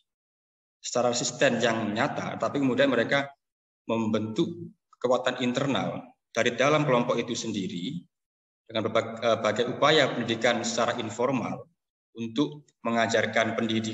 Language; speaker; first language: Indonesian; native; Indonesian